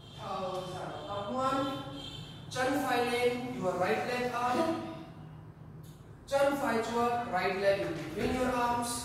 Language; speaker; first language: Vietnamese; non-native, learner; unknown